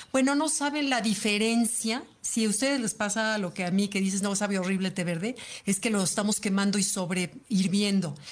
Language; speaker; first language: Spanish; native; Spanish